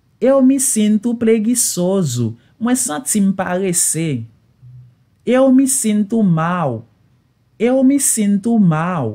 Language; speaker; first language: Portuguese; non-native, learner; Haitian Creole